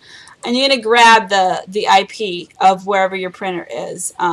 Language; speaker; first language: English; native; English